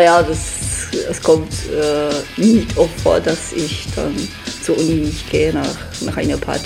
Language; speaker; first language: German; non-native, fluent; Polish